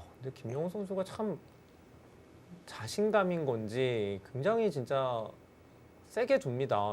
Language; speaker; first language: Korean; native; Korean